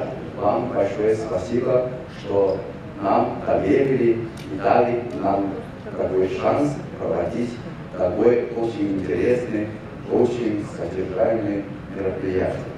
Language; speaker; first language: Russian; non-native, fluent; Chinese